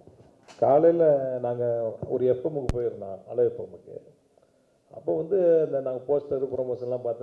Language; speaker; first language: Tamil; native; Tamil